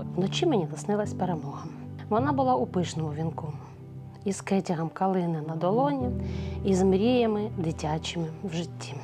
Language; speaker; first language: Ukrainian; native; Ukrainian